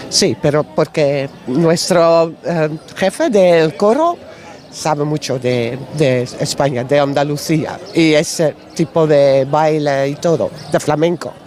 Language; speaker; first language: Spanish; non-native, learner; Dutch